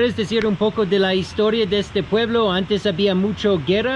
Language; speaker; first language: Spanish; non-native, learner; English